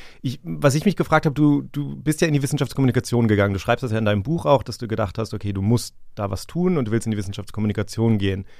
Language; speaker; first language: German; native; German